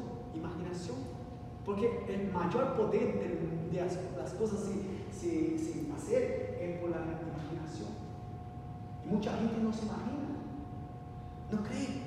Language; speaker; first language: Spanish; non-native, learner; Portuguese